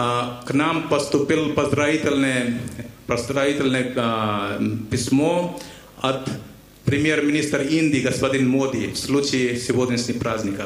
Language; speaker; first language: Russian; non-native, fluent; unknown